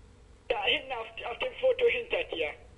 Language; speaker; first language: German; native; German